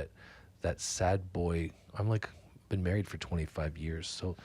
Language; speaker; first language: English; native; English